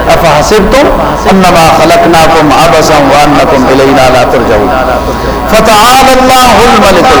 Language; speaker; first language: Urdu; native; Urdu